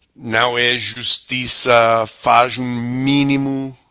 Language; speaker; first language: Portuguese; non-native, learner; English